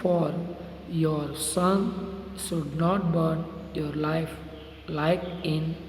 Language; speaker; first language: English; non-native, local second language; Hindi